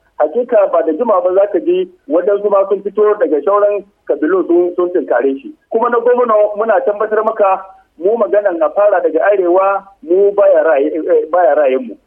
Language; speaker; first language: Hausa; non-native, local second language; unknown